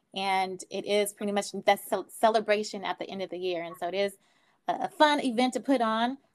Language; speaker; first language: English; native; English